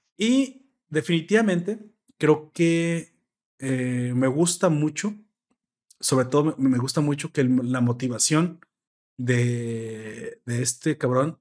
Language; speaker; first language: Spanish; native; Spanish